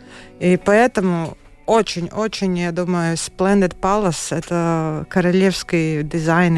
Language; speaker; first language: Russian; non-native, local second language; Latvian